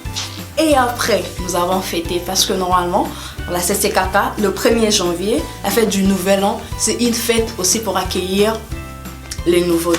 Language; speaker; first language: French; non-native, local second language; Lingala